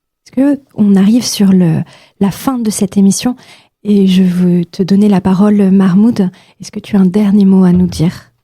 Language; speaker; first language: French; native; French